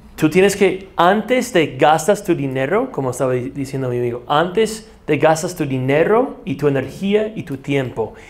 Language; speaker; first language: Spanish; non-native, fluent; English